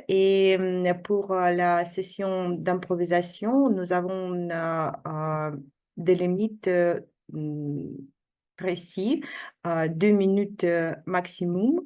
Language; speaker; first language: French; non-native, fluent; Russian